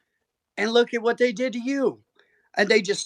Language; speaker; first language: English; native; English